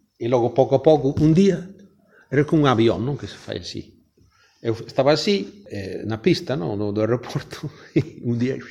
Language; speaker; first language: Galician; non-native, fluent; English